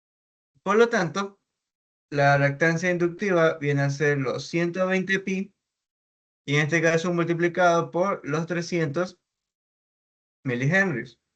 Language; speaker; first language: Spanish; native; Spanish